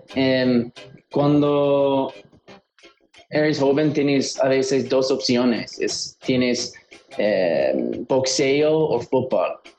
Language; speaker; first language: Spanish; early bilingual, heritage; Spanish